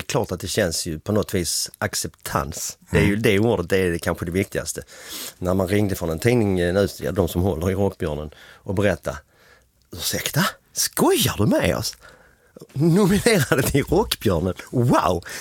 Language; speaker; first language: Swedish; native; Swedish